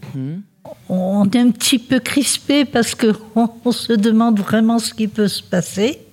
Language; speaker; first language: French; native; French